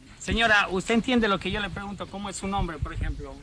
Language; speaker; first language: Spanish; native; Spanish